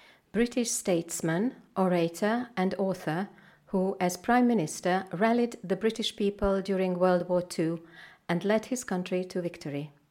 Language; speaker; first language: English; non-native, fluent; Hungarian